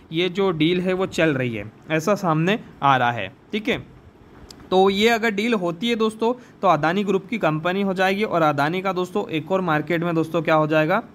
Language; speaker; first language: Hindi; native; Hindi